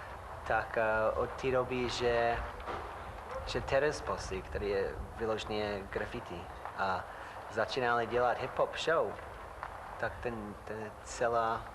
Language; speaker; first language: Czech; non-native, fluent; English